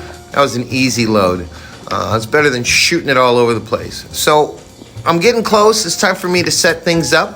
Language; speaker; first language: English; native; English